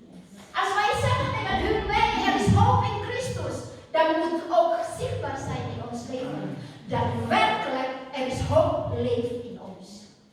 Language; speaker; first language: Dutch; non-native, fluent; Indonesian